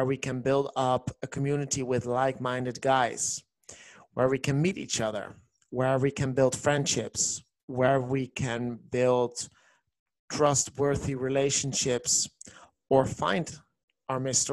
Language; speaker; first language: English; non-native, fluent; Dutch